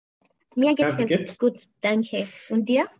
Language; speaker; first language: German; non-native, learner; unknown